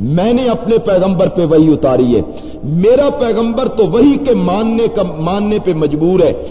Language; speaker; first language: Urdu; non-native, local second language; Punjabi